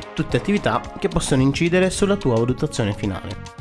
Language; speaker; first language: Italian; native; Italian